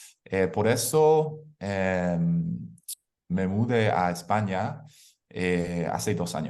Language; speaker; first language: Spanish; non-native, learner; English